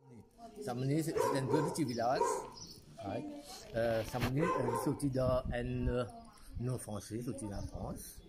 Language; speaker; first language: French; non-native, local second language; Morisyen